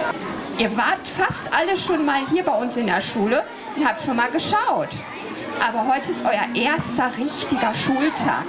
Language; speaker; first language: German; native; German